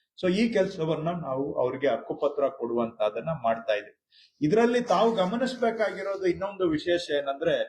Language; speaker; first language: Kannada; native; Kannada